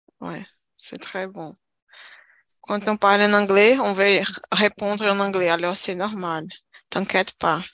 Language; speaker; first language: French; non-native, learner; Portuguese